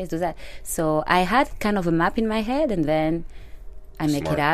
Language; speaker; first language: English; non-native, fluent; French